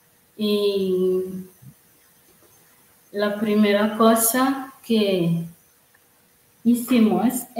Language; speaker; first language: Spanish; non-native, learner; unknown